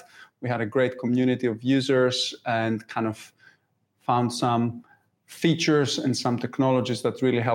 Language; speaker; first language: English; non-native, fluent; Greek